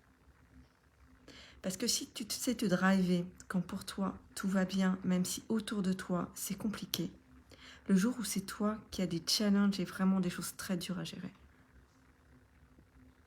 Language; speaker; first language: French; native; French